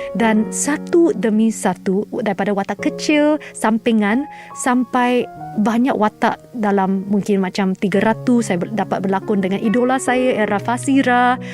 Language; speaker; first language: Malay; non-native, local second language; Chinese